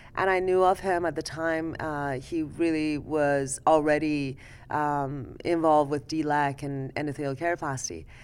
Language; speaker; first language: English; early bilingual, other home language; Persian